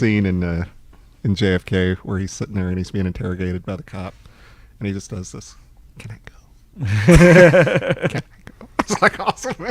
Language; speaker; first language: English; native; English